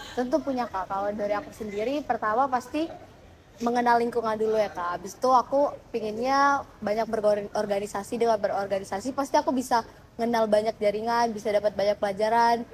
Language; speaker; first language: Indonesian; native; Indonesian